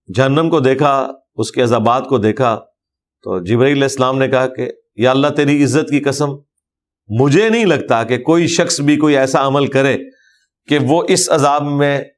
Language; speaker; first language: Urdu; non-native, local second language; Punjabi